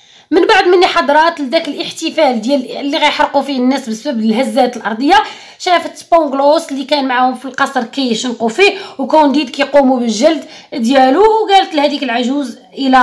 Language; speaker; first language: Arabic; native; Arabic